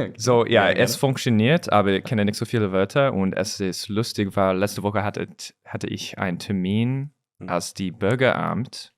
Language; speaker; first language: German; non-native, learner; English